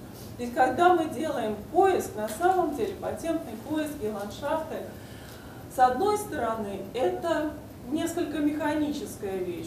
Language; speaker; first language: Russian; native; Russian